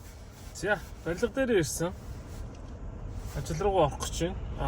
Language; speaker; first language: Mongolian; native; Mongolian